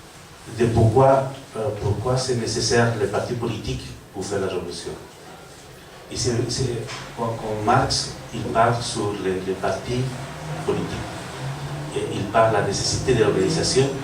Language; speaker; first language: French; non-native, learner; Spanish